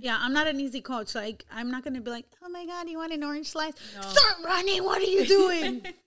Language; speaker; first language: English; early bilingual, other home language; Spanish